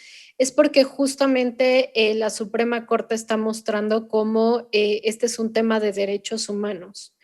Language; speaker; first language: Spanish; native; Spanish